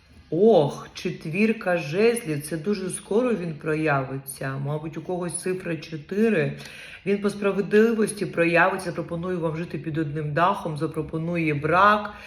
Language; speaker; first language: Ukrainian; non-native, local second language; Russian